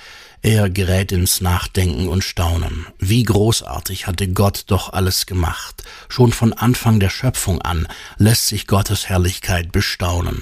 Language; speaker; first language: German; native; German